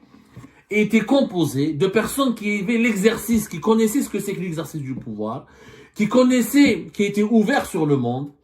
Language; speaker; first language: French; non-native, local second language; Arabic